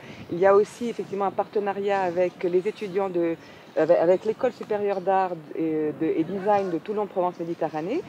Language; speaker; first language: French; native; French